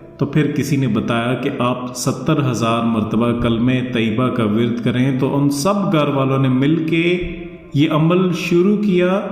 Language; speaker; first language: Urdu; non-native, local second language; Northern Hindko